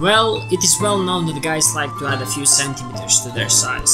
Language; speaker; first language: English; non-native, fluent; Serbian